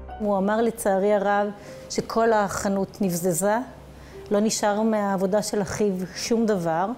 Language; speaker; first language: Hebrew; native; Hebrew